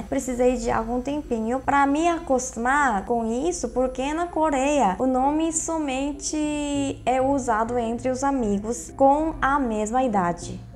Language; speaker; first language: Portuguese; non-native, fluent; Korean